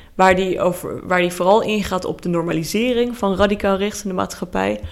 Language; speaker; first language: Dutch; early bilingual, heritage; Dutch